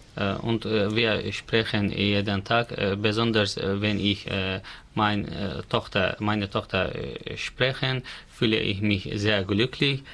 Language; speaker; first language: German; non-native, learner; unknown